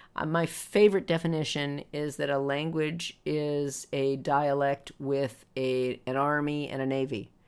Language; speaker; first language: English; native; English